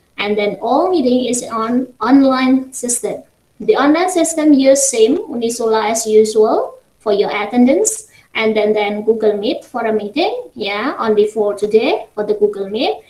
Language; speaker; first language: English; non-native, fluent; Indonesian